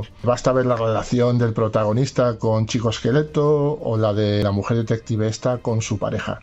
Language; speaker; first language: Spanish; native; Spanish